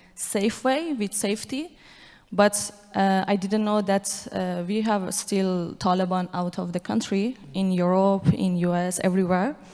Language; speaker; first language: English; non-native, fluent; Persian